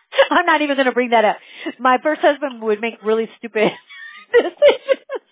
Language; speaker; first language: English; early bilingual, other home language; Spanish